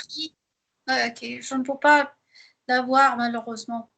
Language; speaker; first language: French; non-native, learner; Persian